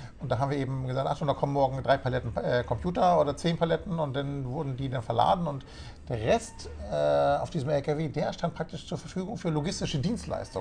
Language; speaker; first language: German; native; German